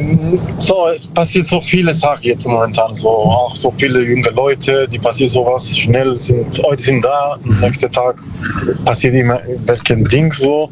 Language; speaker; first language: German; non-native, learner; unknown